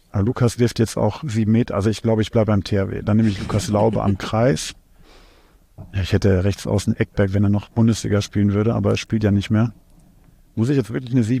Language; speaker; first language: German; native; German